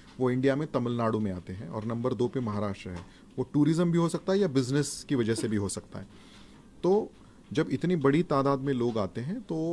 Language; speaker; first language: Hindi; non-native, local second language; Marathi